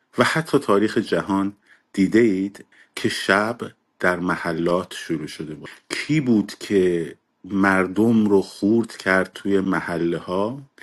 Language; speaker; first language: Persian; native; Persian